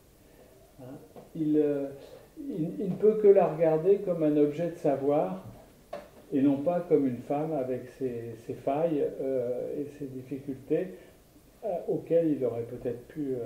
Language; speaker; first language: French; native; French